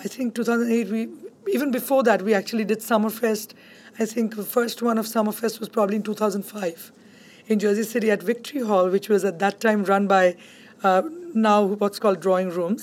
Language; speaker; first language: English; non-native, local second language; Bangla